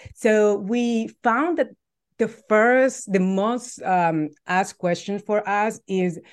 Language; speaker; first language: English; non-native, fluent; Spanish